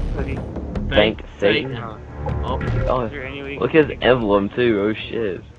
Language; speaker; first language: English; native; English